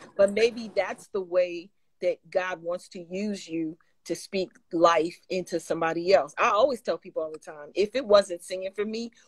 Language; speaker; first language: English; native; English